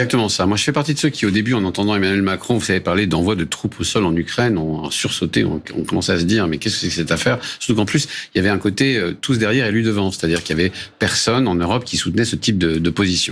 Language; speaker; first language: French; native; French